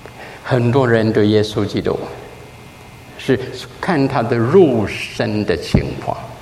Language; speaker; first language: Chinese; native; Chinese